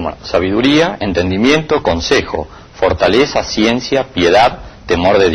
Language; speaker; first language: Spanish; native; Spanish